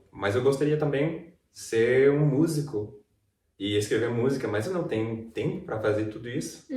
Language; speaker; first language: Portuguese; non-native, fluent; English